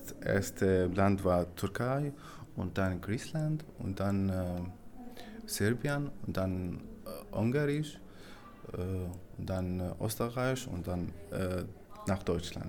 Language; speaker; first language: German; non-native, learner; Arabic